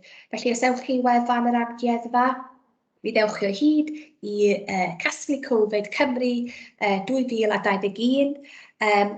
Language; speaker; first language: Welsh; native; Welsh